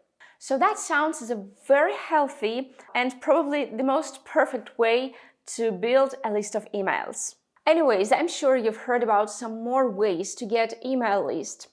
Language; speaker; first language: English; non-native, fluent; Russian